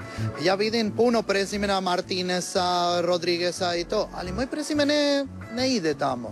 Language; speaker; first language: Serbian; non-native, fluent; Spanish